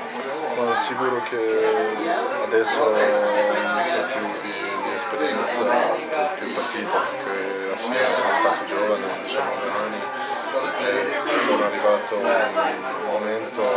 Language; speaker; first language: Italian; non-native, learner; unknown